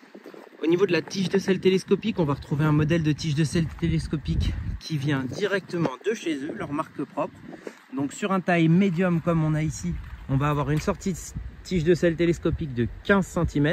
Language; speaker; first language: French; native; French